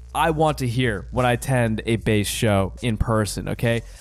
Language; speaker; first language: English; early bilingual, other home language; Hindi